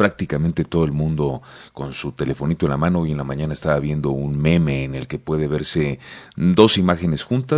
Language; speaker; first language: Spanish; native; Spanish